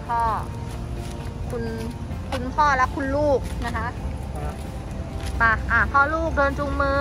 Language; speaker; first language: Thai; native; Thai